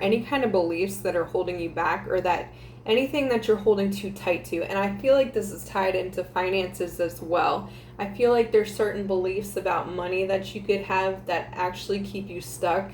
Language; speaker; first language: English; native; English